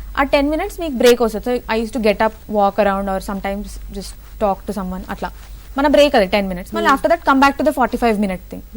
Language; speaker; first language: Telugu; native; Telugu